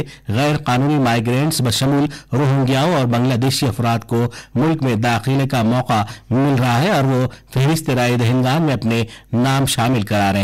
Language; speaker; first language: Urdu; native; Urdu